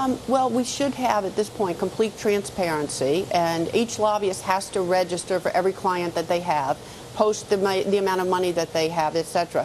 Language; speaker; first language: English; native; English